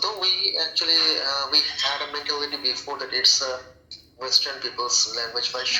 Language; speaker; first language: English; non-native, local second language; Bangla